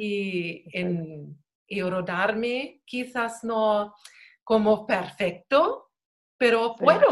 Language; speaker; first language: Spanish; non-native, learner; German